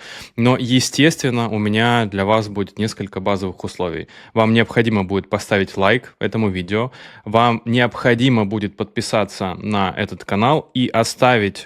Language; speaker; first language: Russian; native; Russian